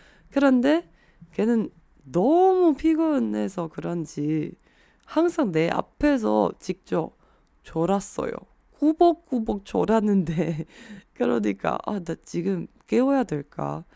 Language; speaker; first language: Korean; non-native, fluent; Chinese